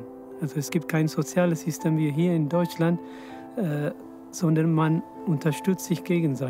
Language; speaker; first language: German; non-native, fluent; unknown